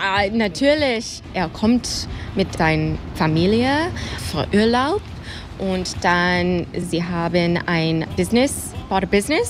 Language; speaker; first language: German; non-native, learner; English